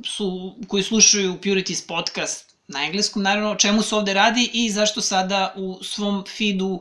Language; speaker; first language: Serbian; native; Serbian